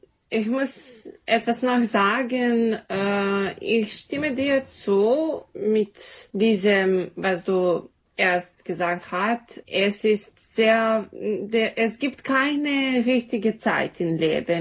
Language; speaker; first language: German; non-native, fluent; Serbian